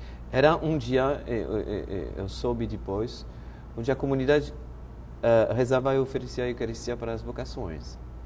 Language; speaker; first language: Portuguese; non-native, fluent; French